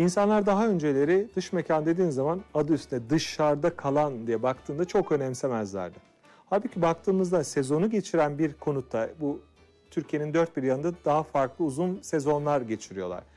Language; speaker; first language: Turkish; native; Turkish